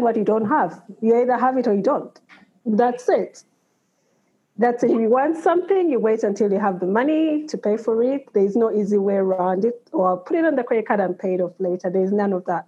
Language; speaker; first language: English; non-native, local second language; Ganda